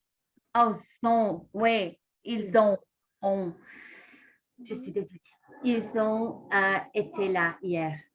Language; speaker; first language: French; non-native, learner; English